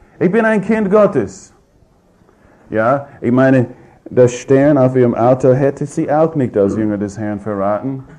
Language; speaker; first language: German; non-native, fluent; English